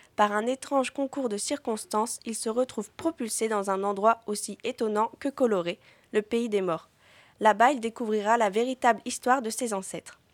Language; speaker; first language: French; native; French